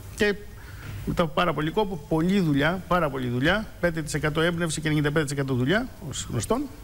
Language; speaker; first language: Greek; native; Greek